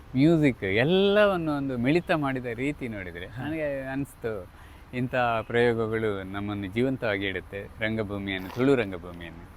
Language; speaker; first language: Kannada; non-native, local second language; Tulu